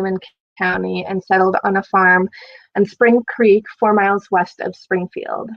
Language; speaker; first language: English; native; English